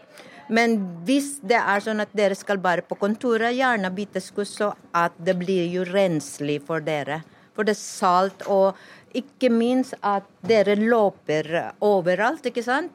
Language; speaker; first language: Norwegian; non-native, fluent; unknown